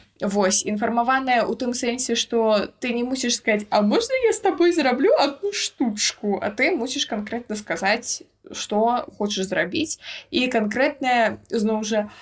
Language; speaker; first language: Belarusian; non-native, local second language; Russian